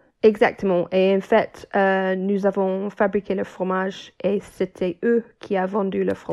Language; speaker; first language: French; non-native, fluent; English